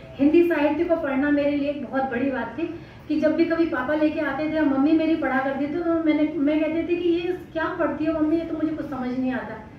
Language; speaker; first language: Hindi; native; Hindi